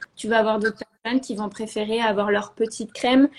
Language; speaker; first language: French; native; French